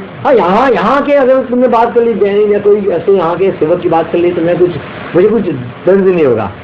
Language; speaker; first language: Hindi; non-native, local second language; Gujarati